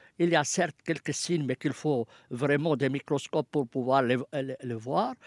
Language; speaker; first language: French; non-native, fluent; Arabic